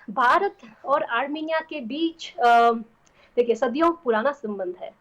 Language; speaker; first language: Hindi; non-native, fluent; Armenian